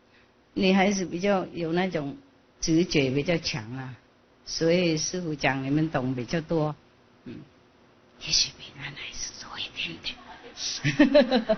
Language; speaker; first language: Chinese; non-native, fluent; Vietnamese